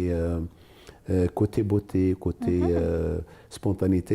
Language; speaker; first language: French; non-native, local second language; Arabic